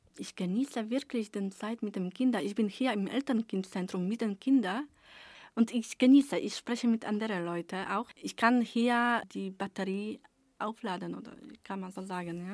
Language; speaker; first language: German; non-native, learner; Polish